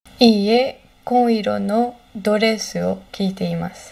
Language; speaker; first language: Japanese; non-native, learner; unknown